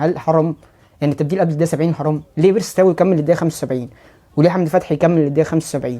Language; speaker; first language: Arabic; native; Arabic